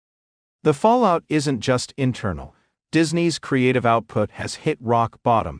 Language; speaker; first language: English; native; English